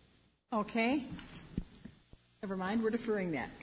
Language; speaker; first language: English; native; English